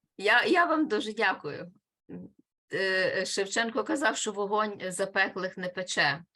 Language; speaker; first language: Ukrainian; native; Ukrainian